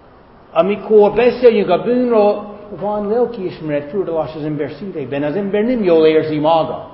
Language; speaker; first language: Hungarian; non-native, fluent; English